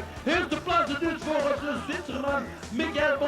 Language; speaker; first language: Dutch; non-native, learner; French